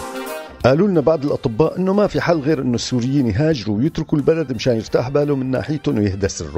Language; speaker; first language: Arabic; native; Arabic